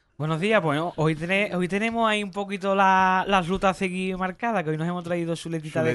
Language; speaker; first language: Spanish; native; Spanish